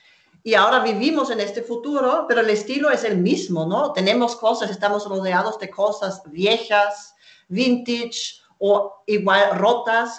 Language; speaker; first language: Spanish; non-native, fluent; German